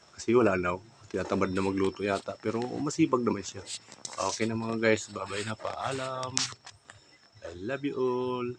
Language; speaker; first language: Filipino; non-native, local second language; Cebuano